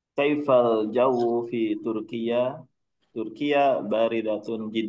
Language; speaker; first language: Arabic; non-native, learner; Indonesian